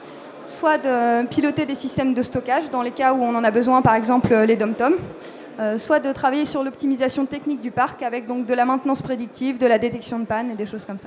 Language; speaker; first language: French; native; French